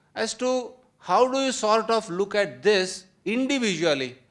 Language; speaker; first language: English; non-native, local second language; Marathi